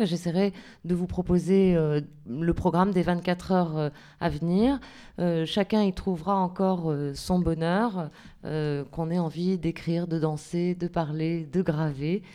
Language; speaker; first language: French; native; French